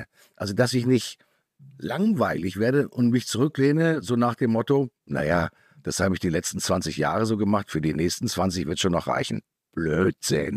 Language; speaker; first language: German; native; German